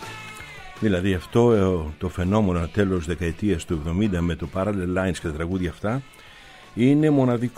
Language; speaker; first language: Greek; native; Greek